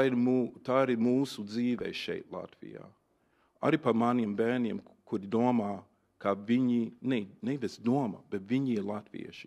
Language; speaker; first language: Latvian; non-native, fluent; English